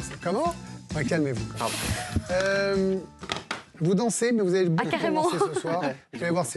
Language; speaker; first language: French; native; French